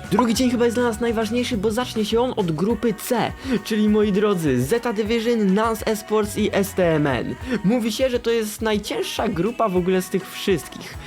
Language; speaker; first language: Polish; native; Polish